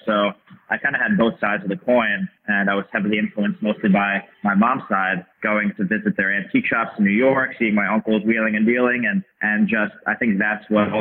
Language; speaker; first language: English; native; English